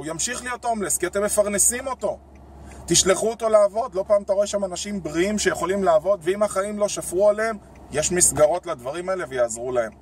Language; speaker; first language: Hebrew; native; Hebrew